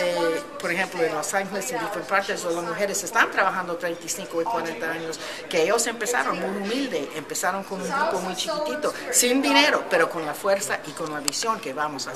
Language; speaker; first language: Spanish; early bilingual, heritage; Spanish